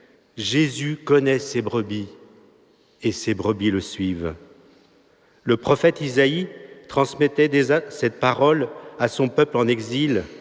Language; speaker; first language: French; native; French